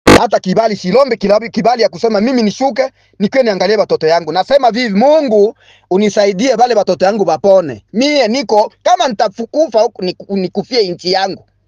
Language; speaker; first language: Swahili; non-native, local second language; Bembe